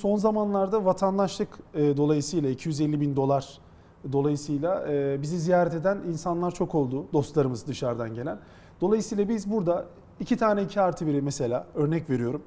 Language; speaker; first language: Turkish; native; Turkish